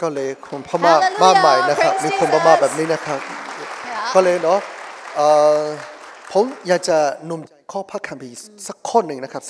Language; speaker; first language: Thai; non-native, fluent; Burmese